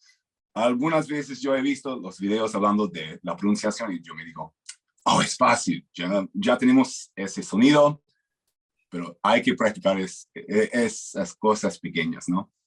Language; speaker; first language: Spanish; non-native, fluent; English